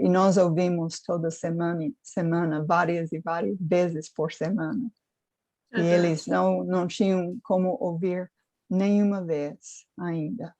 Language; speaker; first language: Portuguese; non-native, fluent; English